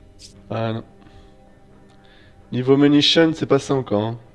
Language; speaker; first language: French; native; French